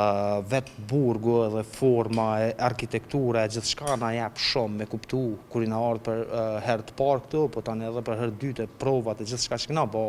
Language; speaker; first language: Albanian; native; Albanian